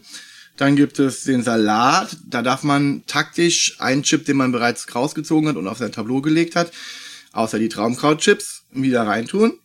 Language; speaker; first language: German; native; German